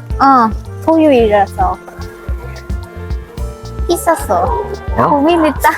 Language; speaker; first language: Korean; non-native, learner; Vietnamese